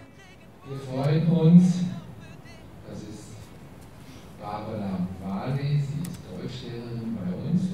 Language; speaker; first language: German; non-native, fluent; Portuguese